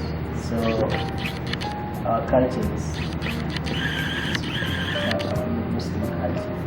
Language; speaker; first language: English; non-native, local second language; Swahili